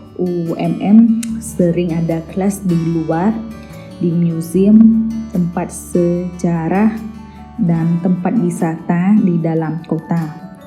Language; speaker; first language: Indonesian; non-native, learner; Khmer